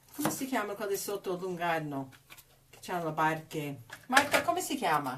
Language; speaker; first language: Italian; non-native, fluent; English